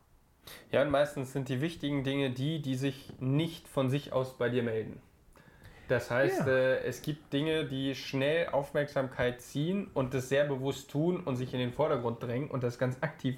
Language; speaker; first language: German; native; German